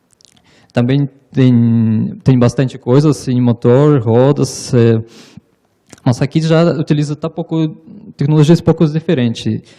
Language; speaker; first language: Portuguese; non-native, learner; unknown